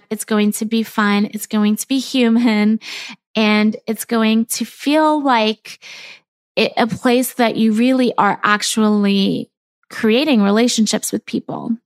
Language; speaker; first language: English; native; English